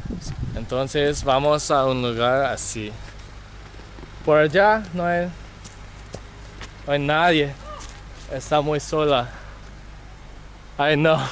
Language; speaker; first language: Spanish; non-native, learner; English